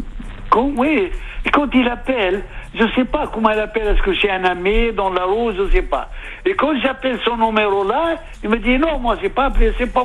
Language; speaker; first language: French; non-native, fluent; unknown